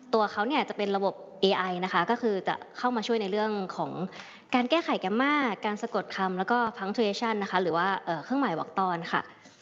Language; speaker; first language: Thai; native; Thai